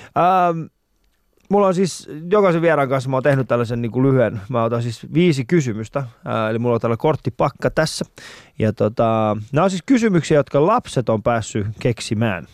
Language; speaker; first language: Finnish; early bilingual, other home language; Persian